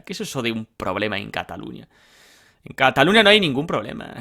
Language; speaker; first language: Spanish; native; Spanish